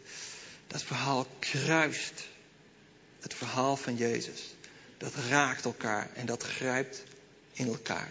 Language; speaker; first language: Dutch; native; Dutch